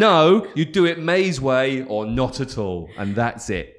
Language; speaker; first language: English; native; English